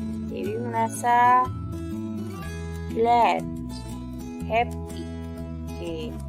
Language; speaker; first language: English; non-native, fluent; Indonesian